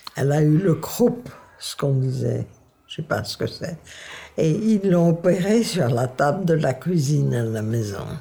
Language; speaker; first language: French; non-native, local second language; Dutch